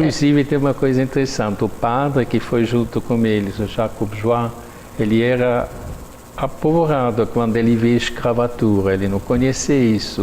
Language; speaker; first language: Portuguese; non-native, fluent; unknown